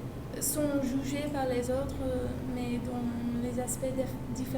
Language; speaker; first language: French; non-native, learner; English